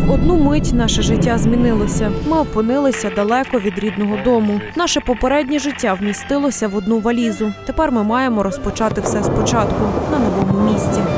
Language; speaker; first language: Ukrainian; native; Ukrainian